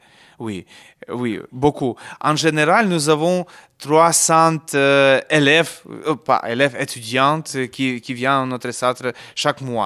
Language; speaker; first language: French; non-native, learner; Ukrainian